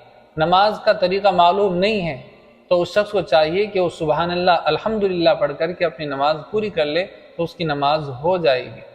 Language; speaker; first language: Urdu; native; Urdu